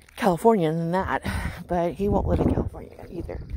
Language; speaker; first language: English; native; English